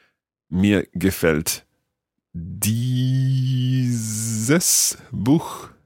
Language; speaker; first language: German; non-native, fluent; English